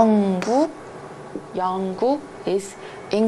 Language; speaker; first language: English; non-native, fluent; Korean